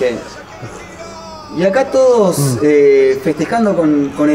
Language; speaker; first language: Spanish; native; Spanish